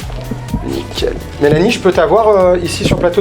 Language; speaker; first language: French; native; French